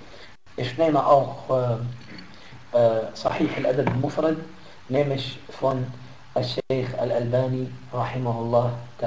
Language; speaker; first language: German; non-native, fluent; Arabic